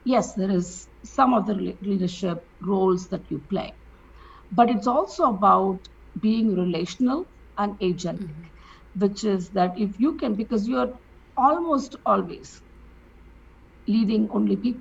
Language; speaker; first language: English; non-native, local second language; Tamil